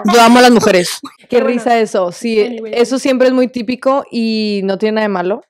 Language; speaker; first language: Spanish; native; Spanish